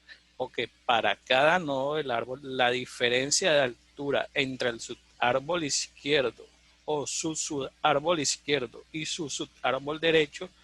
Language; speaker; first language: Spanish; native; Spanish